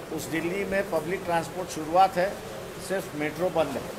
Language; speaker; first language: Hindi; non-native, local second language; Marathi